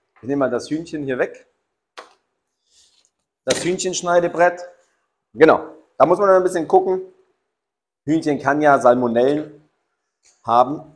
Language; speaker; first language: German; native; German